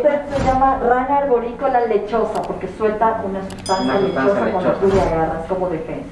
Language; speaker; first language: Spanish; native; Spanish